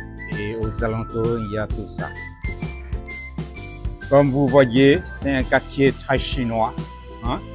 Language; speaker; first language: French; non-native, fluent; Vietnamese